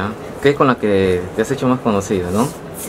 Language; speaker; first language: Spanish; native; Spanish